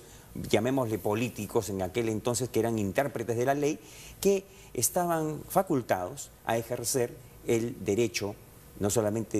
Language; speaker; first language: Spanish; native; Spanish